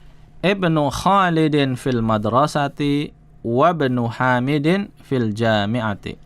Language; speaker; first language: Arabic; non-native, fluent; Indonesian